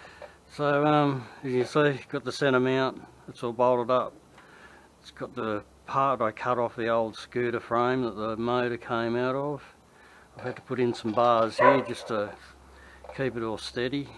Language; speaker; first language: English; native; English